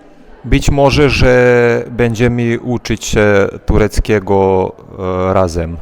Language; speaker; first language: Polish; non-native, learner; Serbian